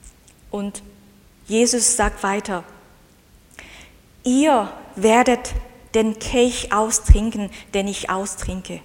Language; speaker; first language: German; non-native, fluent; Korean